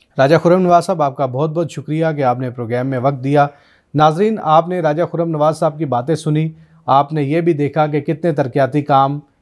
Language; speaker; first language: Urdu; native; Urdu